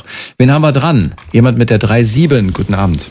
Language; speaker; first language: German; native; German